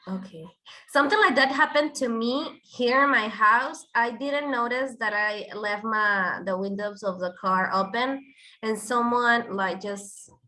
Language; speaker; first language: English; non-native, fluent; Spanish